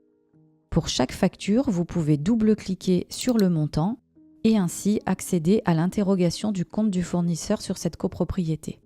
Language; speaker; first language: French; native; French